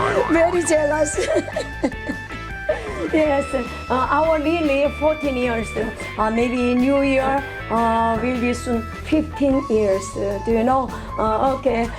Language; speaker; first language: English; non-native, learner; Korean